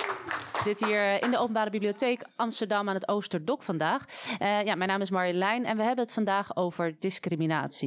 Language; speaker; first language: Dutch; native; Dutch